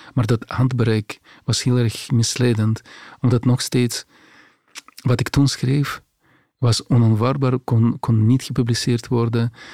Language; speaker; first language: Dutch; non-native, fluent; Russian